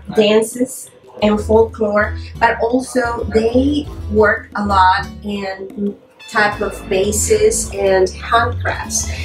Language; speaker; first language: English; non-native, fluent; Spanish